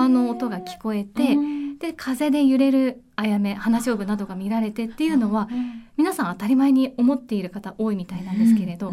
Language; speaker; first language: Japanese; native; Japanese